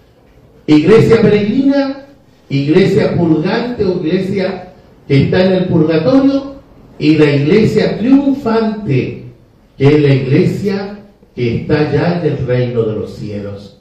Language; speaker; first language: Spanish; native; Spanish